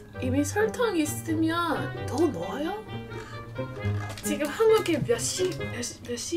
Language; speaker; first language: Korean; non-native, learner; English